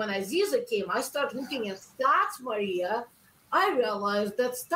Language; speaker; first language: English; non-native, fluent; Russian